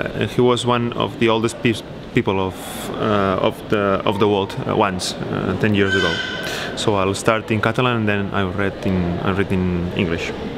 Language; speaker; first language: English; non-native, fluent; Catalan